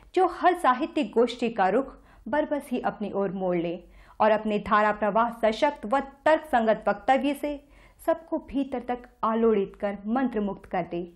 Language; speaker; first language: Hindi; native; Hindi